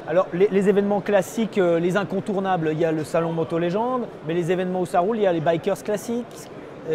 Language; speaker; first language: French; native; French